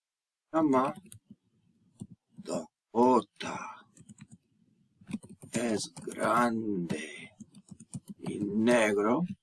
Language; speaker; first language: Spanish; non-native, fluent; English